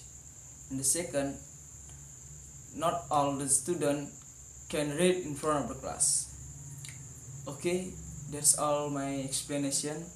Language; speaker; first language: English; non-native, learner; Indonesian